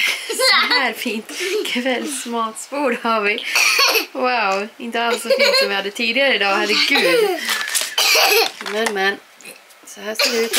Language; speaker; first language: Swedish; native; Swedish